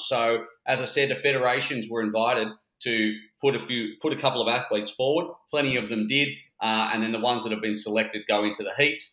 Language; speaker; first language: English; native; English